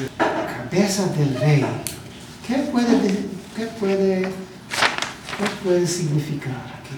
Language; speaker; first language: Spanish; non-native, learner; Hebrew